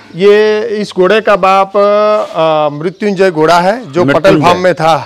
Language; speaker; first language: Hindi; non-native, local second language; Gujarati